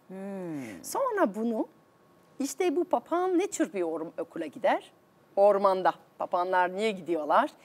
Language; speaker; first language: Turkish; non-native, fluent; French